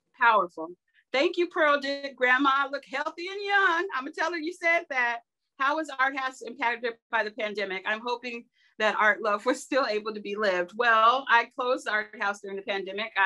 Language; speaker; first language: English; native; English